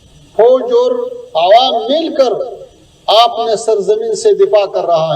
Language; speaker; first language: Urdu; non-native, fluent; Pashto